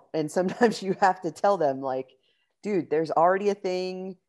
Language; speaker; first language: English; native; English